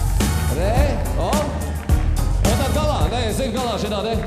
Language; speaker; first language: Latvian; native; Latvian